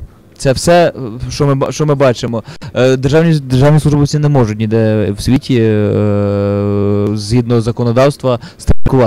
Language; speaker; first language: Ukrainian; native; Ukrainian